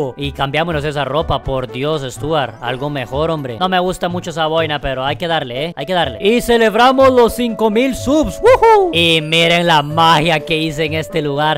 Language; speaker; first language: Spanish; native; Spanish